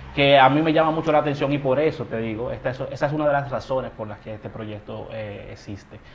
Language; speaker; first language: Spanish; native; Spanish